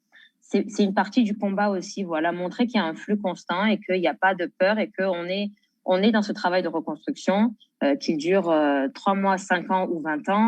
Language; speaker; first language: French; native; French